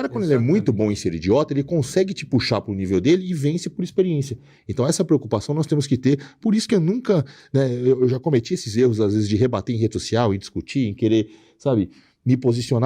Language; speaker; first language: Portuguese; native; Portuguese